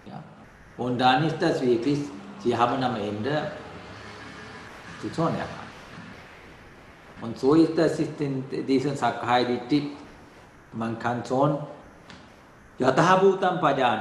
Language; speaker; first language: German; non-native, learner; Sinhala